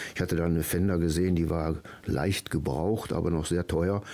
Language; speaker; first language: German; native; German